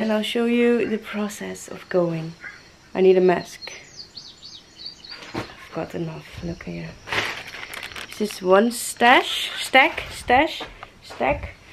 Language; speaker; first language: English; non-native, fluent; Dutch